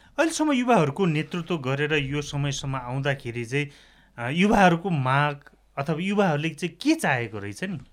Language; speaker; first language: Nepali; native; Nepali